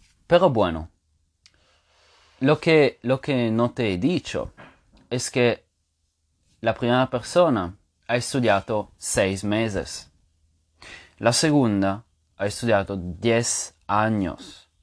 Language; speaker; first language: Spanish; non-native, fluent; Italian